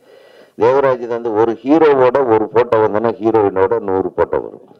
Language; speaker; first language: Tamil; native; Tamil